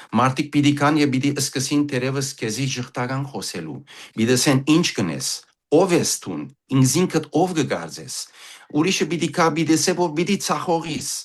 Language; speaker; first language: Armenian; early bilingual, heritage; Armenian